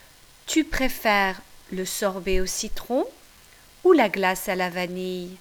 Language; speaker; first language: French; non-native, fluent; English